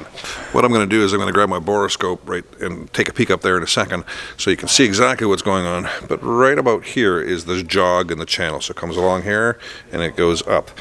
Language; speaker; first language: English; native; English